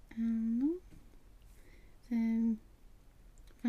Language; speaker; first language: French; non-native, learner; Swedish